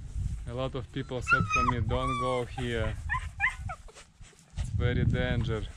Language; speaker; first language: English; non-native, learner; Russian